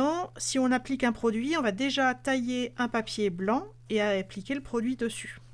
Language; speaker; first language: French; native; French